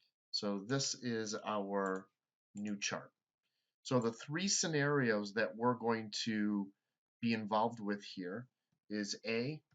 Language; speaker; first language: English; native; English